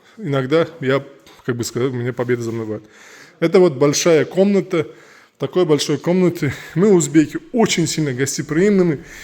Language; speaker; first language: Russian; non-native, local second language; Uzbek